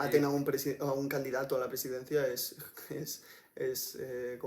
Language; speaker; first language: Spanish; native; Spanish